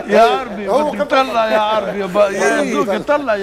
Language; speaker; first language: Arabic; native; Arabic